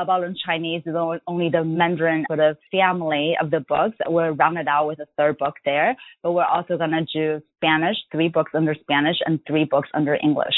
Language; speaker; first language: English; non-native, fluent; Chinese